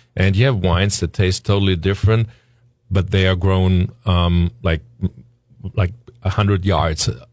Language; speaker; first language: English; non-native, fluent; German